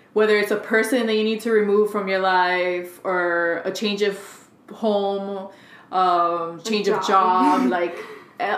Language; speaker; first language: English; early bilingual, other home language; Spanish